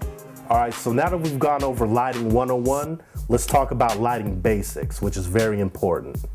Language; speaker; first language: English; native; English